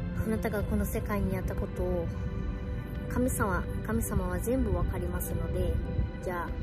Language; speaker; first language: Japanese; early bilingual, other home language; Portuguese